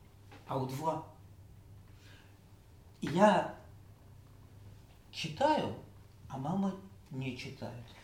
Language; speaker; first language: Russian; early bilingual, heritage; Russian